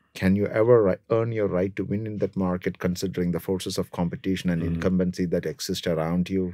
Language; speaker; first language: English; non-native, local second language; Malayalam